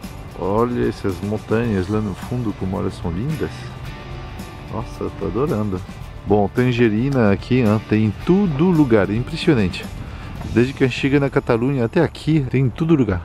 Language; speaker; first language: Portuguese; non-native, fluent; French